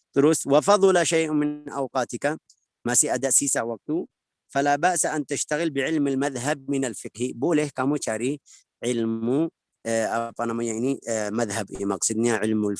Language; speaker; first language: Indonesian; non-native, learner; Arabic